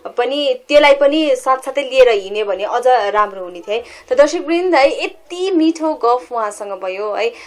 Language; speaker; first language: Nepali; native; Nepali